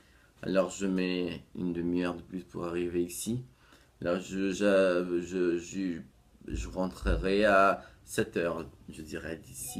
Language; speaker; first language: French; non-native, fluent; Portuguese